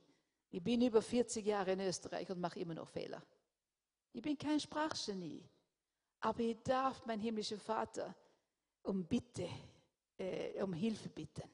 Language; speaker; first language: German; non-native, fluent; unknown